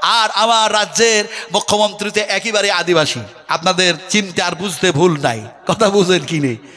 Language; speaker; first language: Bangla; non-native, local second language; Urdu